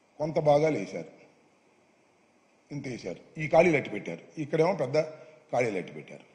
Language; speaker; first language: Telugu; native; Telugu